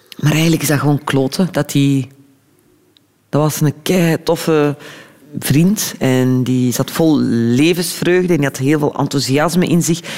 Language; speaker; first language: Dutch; early bilingual, other home language; Turkish